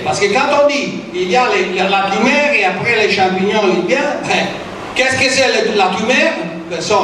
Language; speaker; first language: French; non-native, fluent; Italian